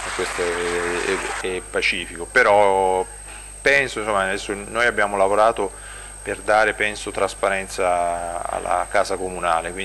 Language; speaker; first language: Italian; native; Italian